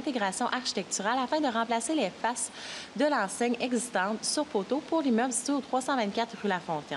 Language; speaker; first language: French; native; French